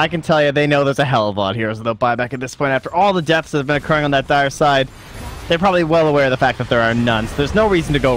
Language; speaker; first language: English; native; English